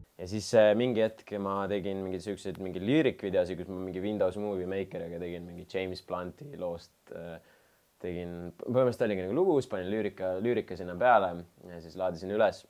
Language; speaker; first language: Estonian; non-native, local second language; Russian